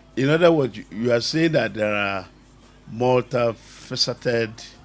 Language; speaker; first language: English; non-native, local second language; Yoruba